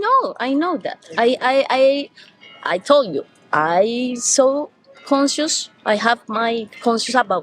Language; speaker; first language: English; non-native, learner; Spanish